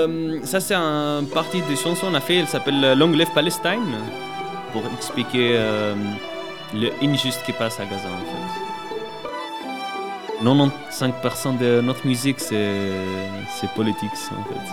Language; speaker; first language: French; non-native, learner; Arabic